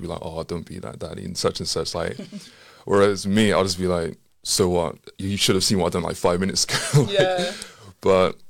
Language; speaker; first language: English; native; English